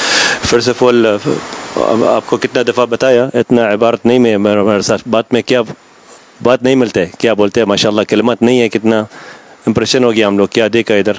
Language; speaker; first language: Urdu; non-native, learner; Arabic